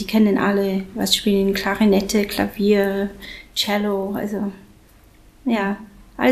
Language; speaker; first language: German; non-native, fluent; English